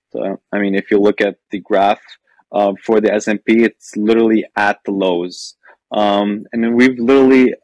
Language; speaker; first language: English; non-native, fluent; Arabic